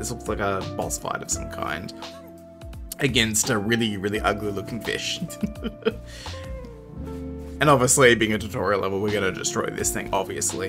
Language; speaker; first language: English; native; English